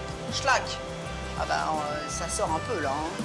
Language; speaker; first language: French; native; French